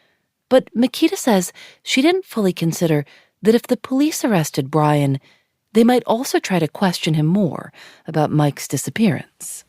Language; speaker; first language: English; native; English